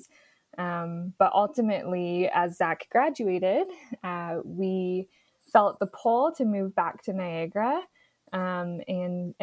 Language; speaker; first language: English; native; English